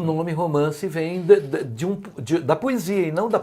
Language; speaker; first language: Portuguese; native; Portuguese